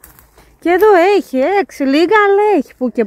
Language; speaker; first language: Greek; native; Greek